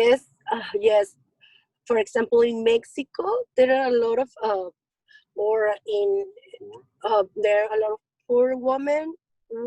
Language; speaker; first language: English; non-native, learner; Spanish